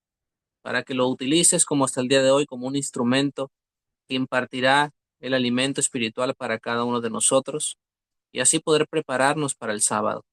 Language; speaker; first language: Spanish; native; Spanish